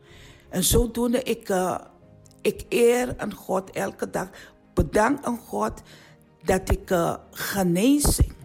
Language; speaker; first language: Dutch; non-native, learner; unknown